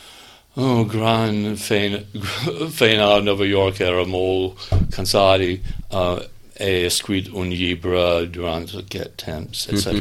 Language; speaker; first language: Catalan; non-native, learner; English